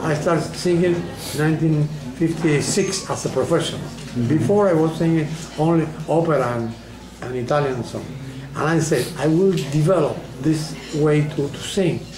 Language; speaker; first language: English; non-native, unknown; Spanish